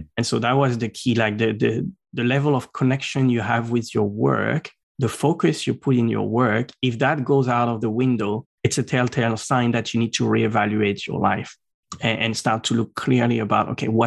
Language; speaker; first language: English; non-native, fluent; French